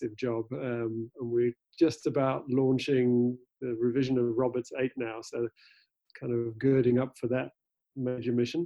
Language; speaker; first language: English; native; English